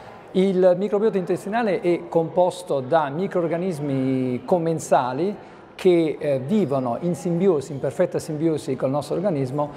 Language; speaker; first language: Italian; native; Italian